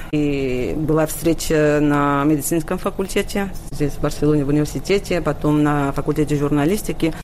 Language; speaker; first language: Russian; non-native, fluent; Catalan